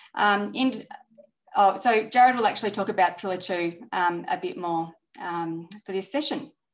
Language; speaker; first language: English; native; English